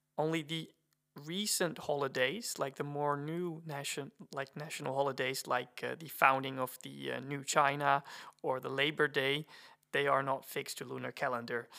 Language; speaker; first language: English; non-native, fluent; Dutch